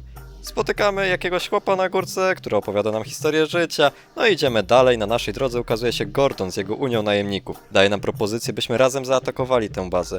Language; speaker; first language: Polish; native; Polish